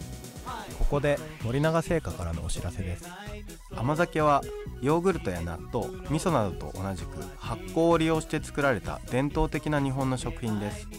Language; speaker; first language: Japanese; native; Japanese